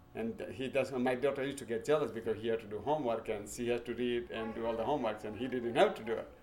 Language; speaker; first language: English; non-native, local second language; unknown